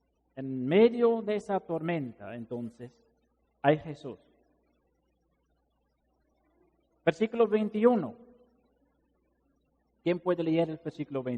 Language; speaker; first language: Spanish; non-native, fluent; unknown